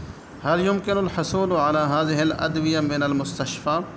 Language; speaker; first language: Arabic; non-native, fluent; Urdu